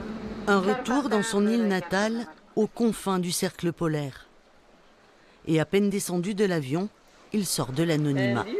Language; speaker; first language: French; native; French